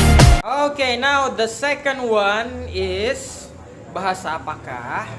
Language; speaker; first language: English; non-native, learner; Indonesian